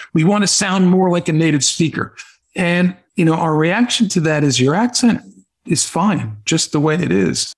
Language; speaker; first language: English; native; English